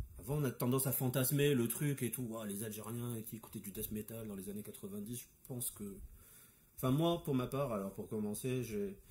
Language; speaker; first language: French; non-native, local second language; Arabic